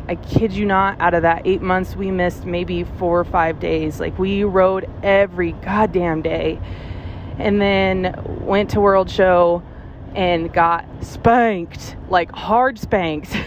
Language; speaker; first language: English; native; English